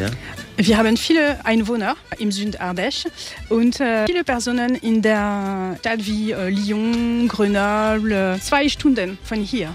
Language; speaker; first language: German; non-native, learner; French